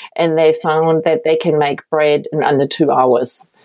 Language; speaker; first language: English; non-native, fluent; German